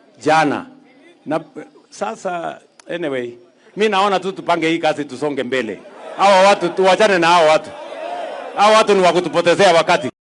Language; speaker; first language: Swahili; non-native, local second language; Kalenjin